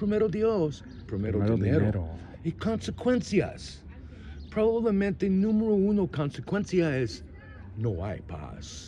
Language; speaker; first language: Spanish; non-native, learner; English